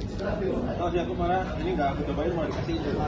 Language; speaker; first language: Indonesian; native; Indonesian